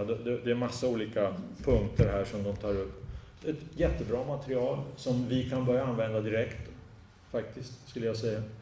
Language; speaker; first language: Swedish; native; Swedish